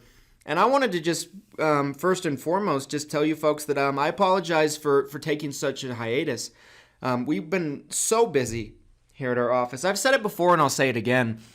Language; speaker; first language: English; native; English